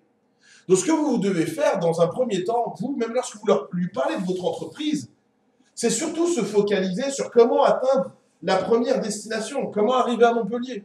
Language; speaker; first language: French; native; French